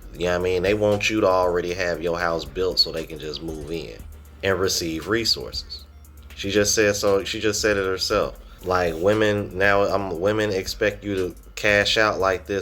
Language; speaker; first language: English; native; English